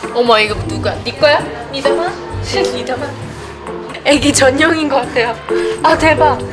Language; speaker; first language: Korean; non-native, fluent; Chinese